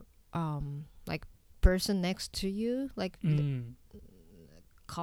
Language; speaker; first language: English; non-native, learner; Japanese